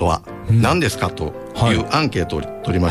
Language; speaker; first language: Japanese; native; Japanese